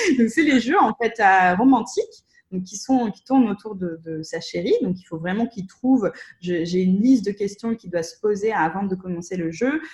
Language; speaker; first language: French; non-native, fluent; Russian